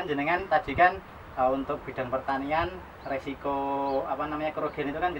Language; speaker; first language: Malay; non-native, local second language; Javanese